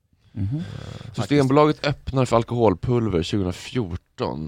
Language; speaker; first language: Swedish; native; Swedish